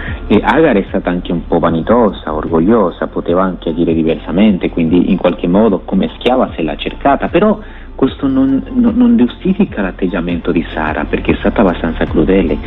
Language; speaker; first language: Italian; non-native, fluent; Spanish